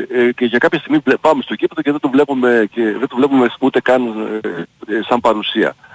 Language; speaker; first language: Greek; native; Greek